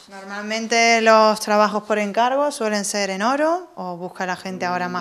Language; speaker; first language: Spanish; native; Spanish